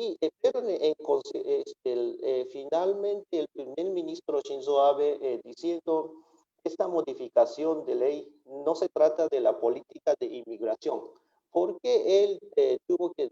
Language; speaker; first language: Spanish; non-native, fluent; Japanese